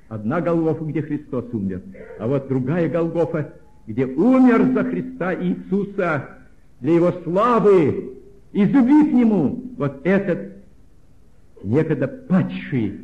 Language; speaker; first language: Russian; native; Russian